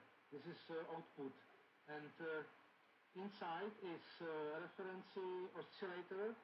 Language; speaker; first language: English; non-native, learner; Czech